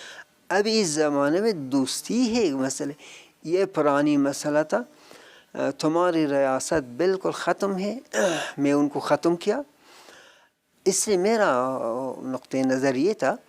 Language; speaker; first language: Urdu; non-native, learner; Persian